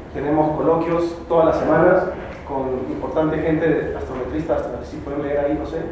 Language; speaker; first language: Spanish; native; Spanish